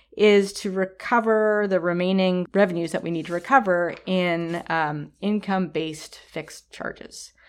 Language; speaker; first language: English; native; English